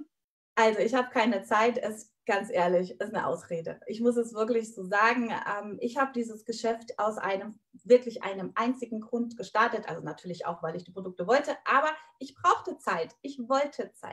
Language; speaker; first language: German; native; German